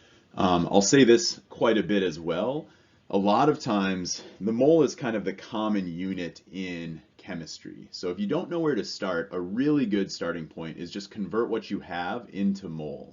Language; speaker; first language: English; native; English